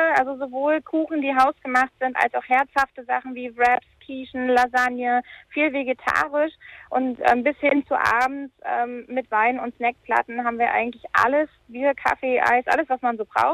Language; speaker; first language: German; native; German